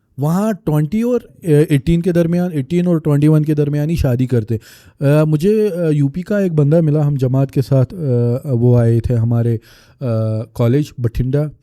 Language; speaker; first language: Urdu; non-native, local second language; Kashmiri